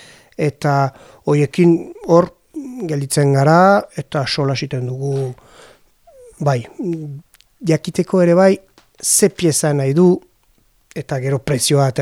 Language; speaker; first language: Basque; non-native, learner; French